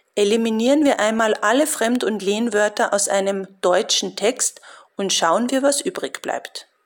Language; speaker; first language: German; native; German